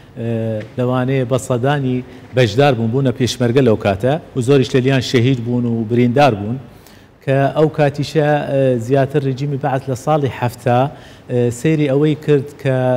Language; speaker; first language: Central Kurdish; non-native, local second language; Southern Kurdish